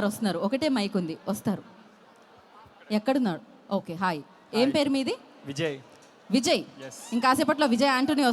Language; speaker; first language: Telugu; native; Telugu